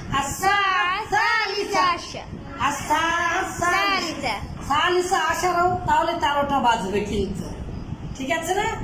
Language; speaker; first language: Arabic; non-native, fluent; Bangla